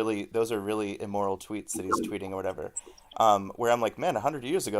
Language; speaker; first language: English; native; English